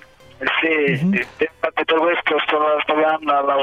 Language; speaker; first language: Italian; non-native, learner; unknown